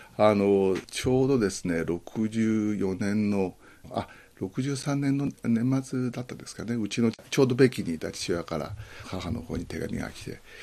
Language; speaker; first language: Japanese; native; Japanese